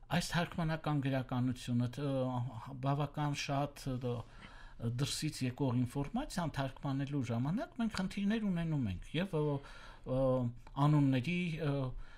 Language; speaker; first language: Armenian; native; Armenian